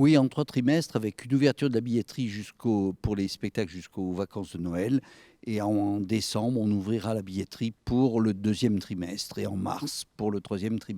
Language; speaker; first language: French; native; French